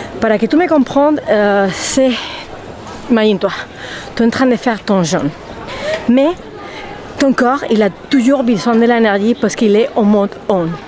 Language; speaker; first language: French; non-native, fluent; Spanish